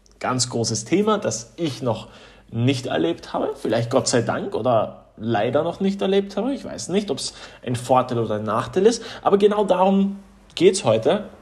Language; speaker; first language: German; early bilingual, other home language; Polish